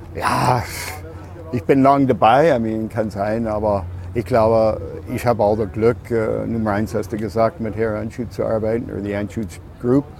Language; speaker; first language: German; non-native, fluent; English